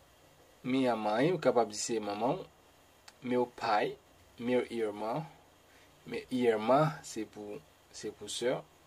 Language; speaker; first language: Portuguese; non-native, learner; Haitian Creole